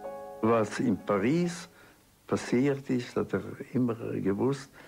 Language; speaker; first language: German; non-native, local second language; Italian